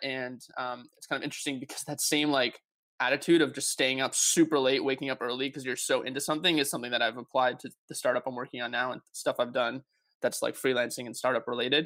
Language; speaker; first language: English; native; English